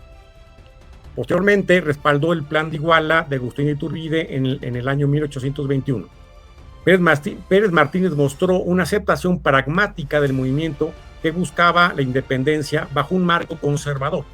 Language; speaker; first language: Spanish; native; Spanish